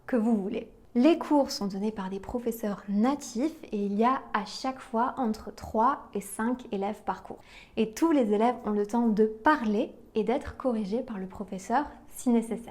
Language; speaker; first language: French; native; French